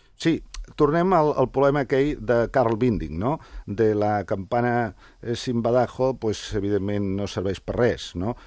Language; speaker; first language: Catalan; non-native, local second language; Spanish